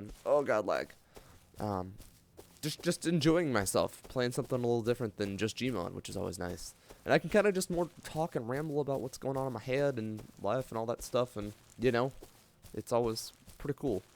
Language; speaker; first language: English; native; English